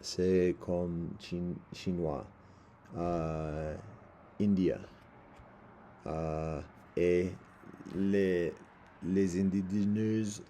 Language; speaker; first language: French; non-native, learner; English